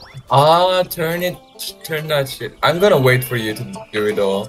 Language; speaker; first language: English; non-native, fluent; Turkish